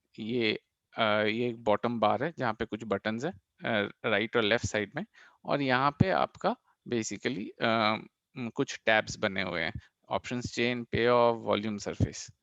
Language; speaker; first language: Hindi; non-native, local second language; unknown